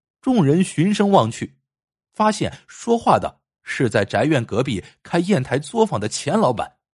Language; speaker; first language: Chinese; native; Chinese